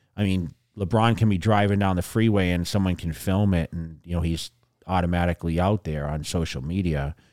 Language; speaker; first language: English; native; English